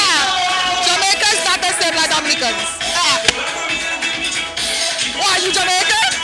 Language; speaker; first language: English; native; English